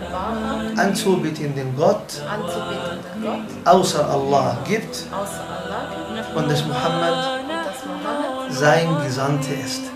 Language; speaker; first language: German; non-native, fluent; Arabic